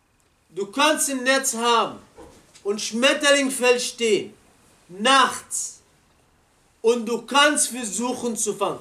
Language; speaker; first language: German; non-native, learner; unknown